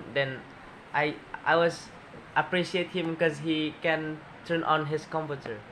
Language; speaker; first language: English; non-native, learner; Indonesian